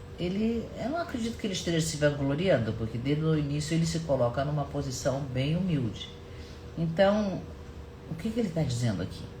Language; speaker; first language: Portuguese; non-native, fluent; German